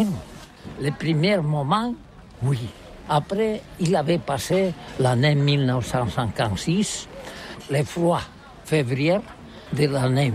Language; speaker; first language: French; non-native, local second language; Catalan